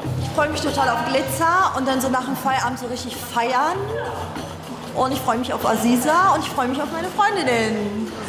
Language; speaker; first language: German; native; German